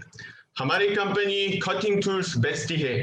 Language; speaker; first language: Hindi; non-native, learner; Korean